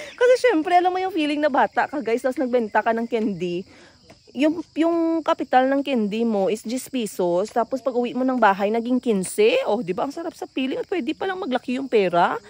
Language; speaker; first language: Filipino; non-native, local second language; Cebuano